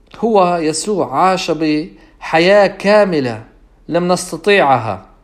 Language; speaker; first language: Arabic; non-native, fluent; English